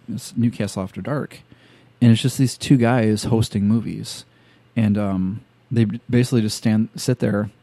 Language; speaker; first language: English; native; English